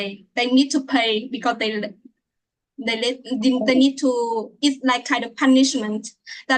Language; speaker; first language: English; non-native, learner; Vietnamese